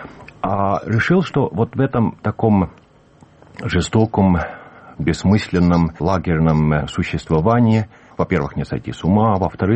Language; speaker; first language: Russian; native; Russian